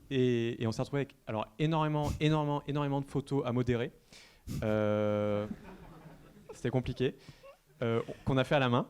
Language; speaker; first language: French; native; French